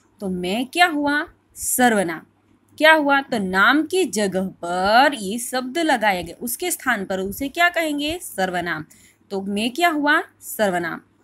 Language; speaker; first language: Hindi; non-native, local second language; Gujarati